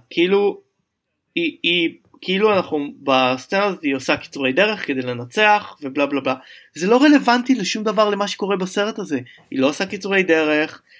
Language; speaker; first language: Hebrew; native; Hebrew